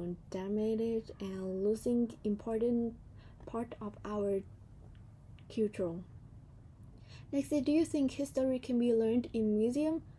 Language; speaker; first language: English; non-native, learner; Vietnamese